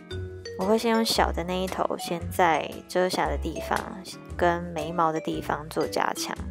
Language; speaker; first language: Chinese; native; Chinese